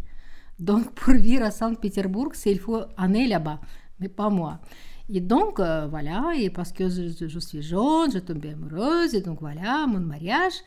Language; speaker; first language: French; non-native, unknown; Russian